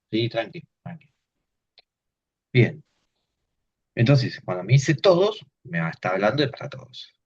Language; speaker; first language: Spanish; native; Spanish